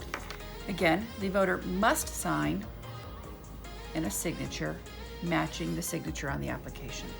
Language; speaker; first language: English; native; English